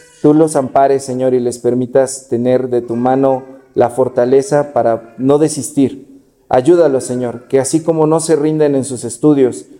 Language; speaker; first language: Spanish; native; Spanish